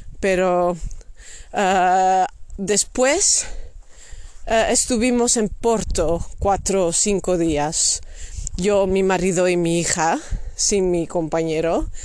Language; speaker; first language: Spanish; non-native, fluent; Dutch